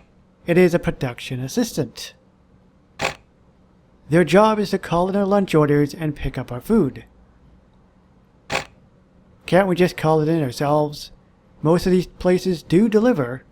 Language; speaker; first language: English; native; English